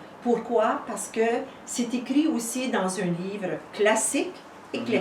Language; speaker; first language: French; native; French